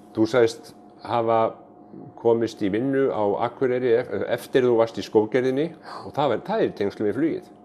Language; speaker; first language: Icelandic; native; Icelandic